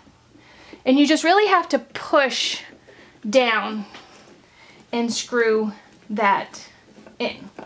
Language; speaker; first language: English; native; English